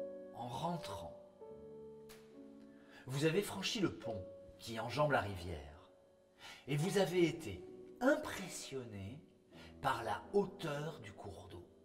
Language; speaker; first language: French; native; French